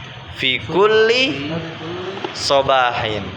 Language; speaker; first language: Arabic; non-native, fluent; Indonesian